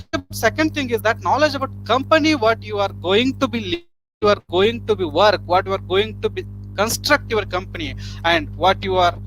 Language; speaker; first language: English; non-native, local second language; Kannada